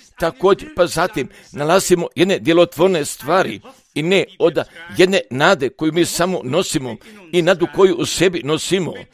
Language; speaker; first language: Croatian; non-native, fluent; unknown